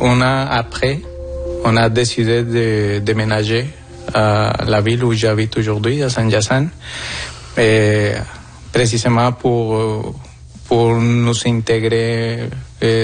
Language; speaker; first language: French; non-native, fluent; Spanish